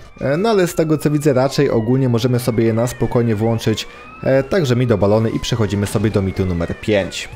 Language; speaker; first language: Polish; native; Polish